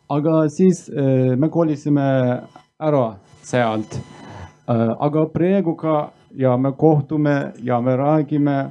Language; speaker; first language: Estonian; non-native, fluent; Turkish